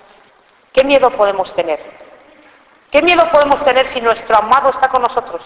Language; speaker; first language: Spanish; native; Spanish